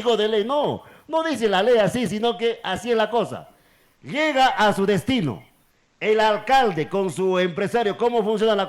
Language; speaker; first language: Spanish; native; Spanish